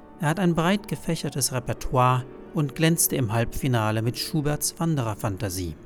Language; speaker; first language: German; native; German